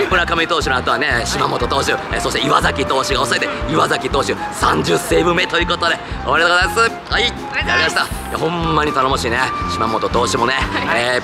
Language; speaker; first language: Japanese; native; Japanese